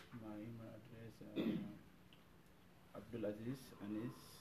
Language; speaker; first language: English; non-native, learner; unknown